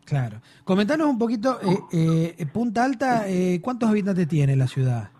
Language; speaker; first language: Spanish; native; Spanish